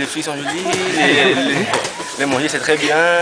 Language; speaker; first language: French; non-native, learner; Portuguese